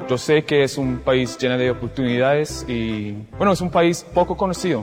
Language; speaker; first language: Spanish; non-native, fluent; English